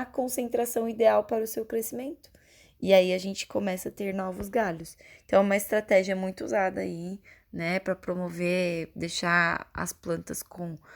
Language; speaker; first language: Portuguese; native; Portuguese